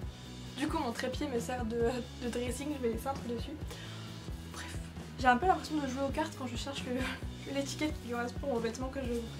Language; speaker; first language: French; native; French